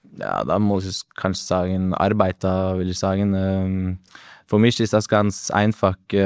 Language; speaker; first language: German; non-native, learner; Norwegian